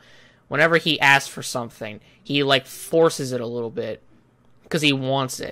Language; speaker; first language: English; native; English